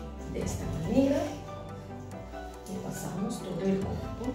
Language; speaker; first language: Spanish; non-native, fluent; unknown